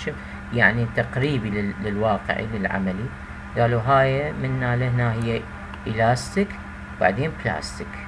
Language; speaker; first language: Arabic; native; Arabic